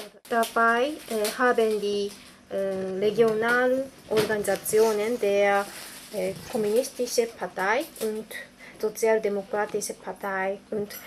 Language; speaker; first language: German; non-native, learner; Japanese